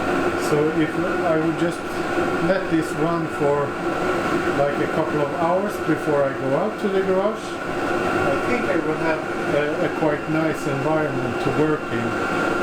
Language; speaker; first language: English; non-native, fluent; Swedish